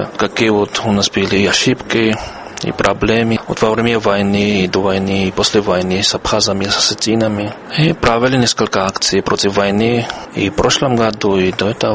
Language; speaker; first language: Russian; non-native, fluent; Georgian